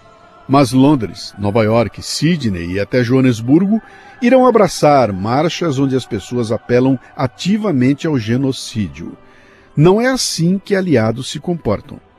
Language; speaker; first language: Portuguese; native; Portuguese